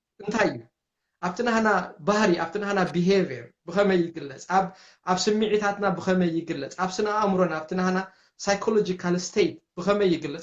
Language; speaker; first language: Tigrinya; native; Tigrinya